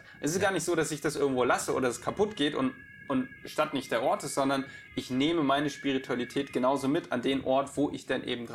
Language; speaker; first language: German; native; German